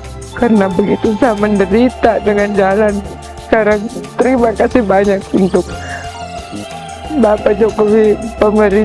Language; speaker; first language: Indonesian; non-native, local second language; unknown